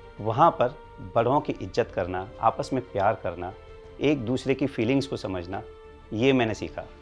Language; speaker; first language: Hindi; native; Hindi